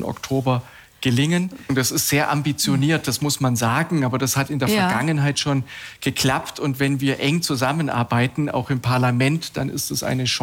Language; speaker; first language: German; native; German